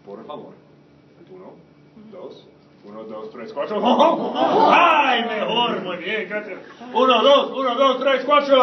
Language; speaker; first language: Spanish; non-native, fluent; English